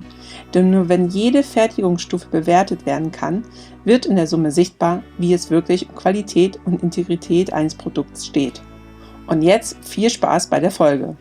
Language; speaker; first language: German; native; German